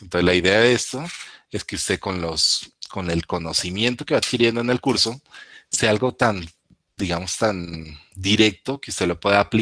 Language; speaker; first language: Spanish; native; Spanish